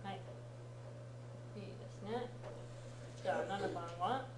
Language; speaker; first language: Japanese; non-native, fluent; English